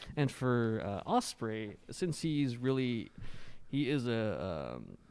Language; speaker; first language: English; non-native, fluent; Japanese